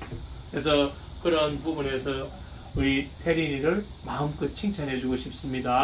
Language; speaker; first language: Korean; native; Korean